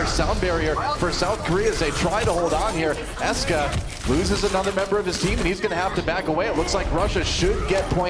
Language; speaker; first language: English; native; English